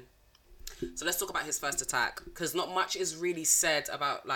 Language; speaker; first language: English; non-native, local second language; French